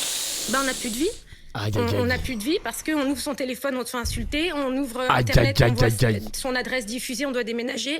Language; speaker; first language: French; native; French